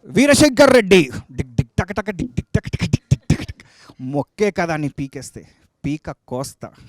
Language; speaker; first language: Telugu; native; Telugu